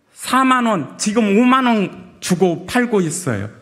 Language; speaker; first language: Korean; native; Korean